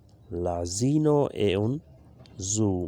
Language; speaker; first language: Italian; non-native, learner; Urdu